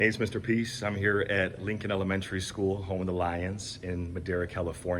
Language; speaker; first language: English; native; English